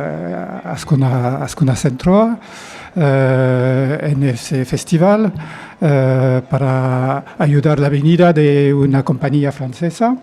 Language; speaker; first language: Spanish; non-native, fluent; French